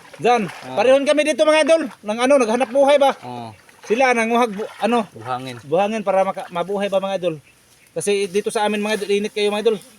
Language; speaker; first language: Filipino; non-native, local second language; Cebuano